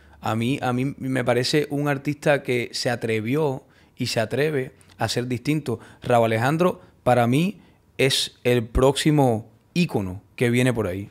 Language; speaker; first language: Spanish; early bilingual, heritage; Spanish